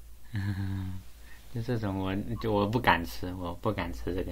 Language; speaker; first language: Chinese; native; Chinese